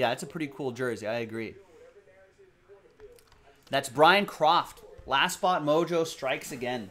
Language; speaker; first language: English; native; English